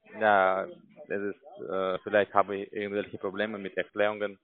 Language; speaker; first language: German; non-native, learner; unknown